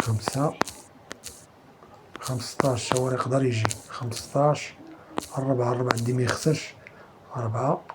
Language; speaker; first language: Arabic; native; Arabic